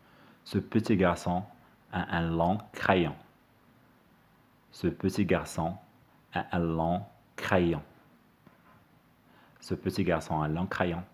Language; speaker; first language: French; non-native, fluent; Arabic